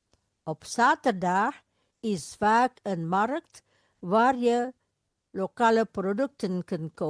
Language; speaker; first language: Dutch; non-native, fluent; Indonesian